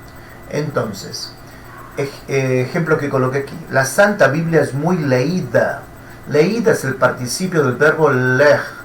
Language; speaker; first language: Spanish; non-native, fluent; Portuguese